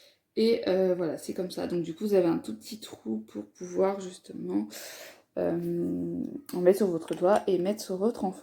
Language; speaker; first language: French; native; French